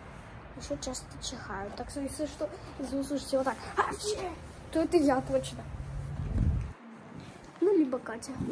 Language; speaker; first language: Russian; early bilingual, heritage; Russian